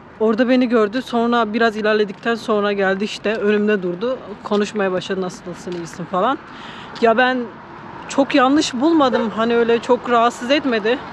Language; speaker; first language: Turkish; native; Turkish